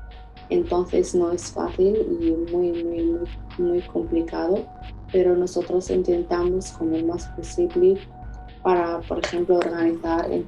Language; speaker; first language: Spanish; non-native, fluent; Arabic